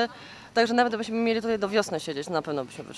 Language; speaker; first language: Polish; native; Polish